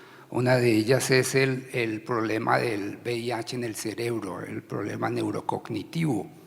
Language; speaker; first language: Spanish; native; Spanish